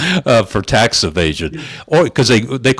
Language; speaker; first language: English; native; English